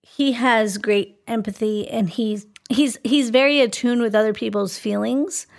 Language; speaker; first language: English; early bilingual, other home language; Spanish